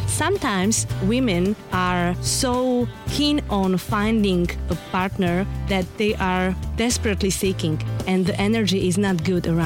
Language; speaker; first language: English; non-native, fluent; Slovak